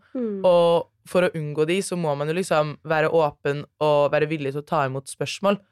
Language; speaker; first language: Norwegian; native; Norwegian